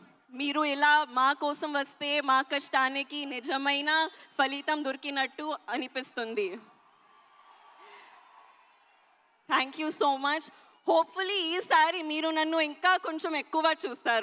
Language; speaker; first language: Telugu; non-native, local second language; Hindi